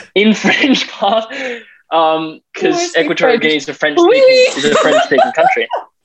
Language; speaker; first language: English; native; English